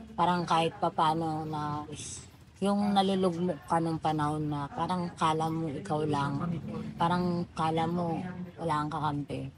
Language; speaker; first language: Filipino; native; Filipino